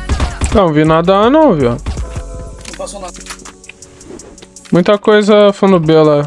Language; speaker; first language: Portuguese; native; Portuguese